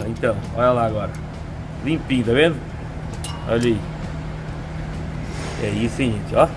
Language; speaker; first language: Portuguese; native; Portuguese